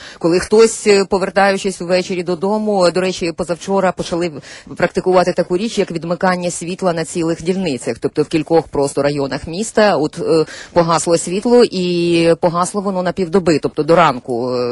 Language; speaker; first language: Ukrainian; native; Ukrainian